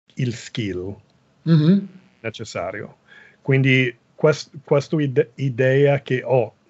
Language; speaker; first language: Italian; non-native, fluent; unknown